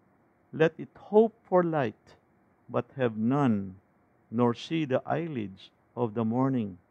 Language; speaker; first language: English; non-native, local second language; Filipino